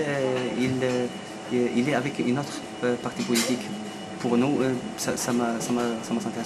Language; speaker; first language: French; non-native, learner; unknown